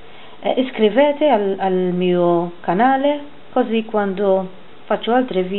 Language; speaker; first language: Italian; non-native, fluent; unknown